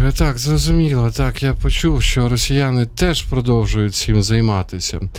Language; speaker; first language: Ukrainian; native; Ukrainian